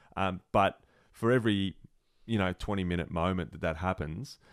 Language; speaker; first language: English; native; English